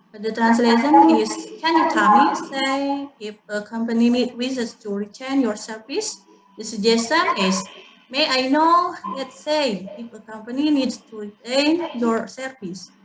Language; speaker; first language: English; non-native, learner; Indonesian